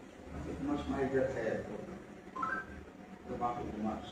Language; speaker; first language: Arabic; non-native, learner; Bangla